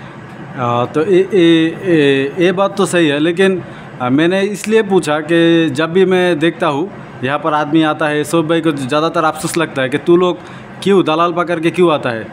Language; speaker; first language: Hindi; non-native, learner; Bangla